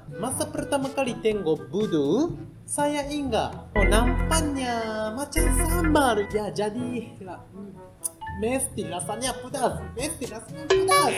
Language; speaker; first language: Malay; non-native, learner; Japanese